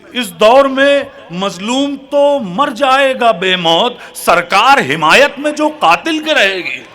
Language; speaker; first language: Urdu; native; Urdu